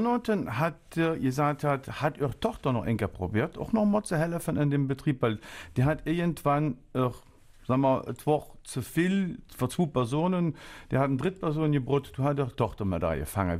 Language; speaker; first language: German; native; German